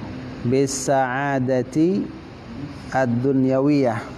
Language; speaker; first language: Arabic; non-native, fluent; Indonesian